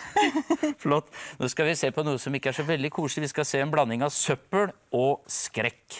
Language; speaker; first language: Norwegian; native; Norwegian